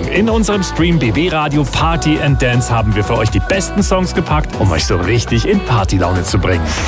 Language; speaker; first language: German; native; German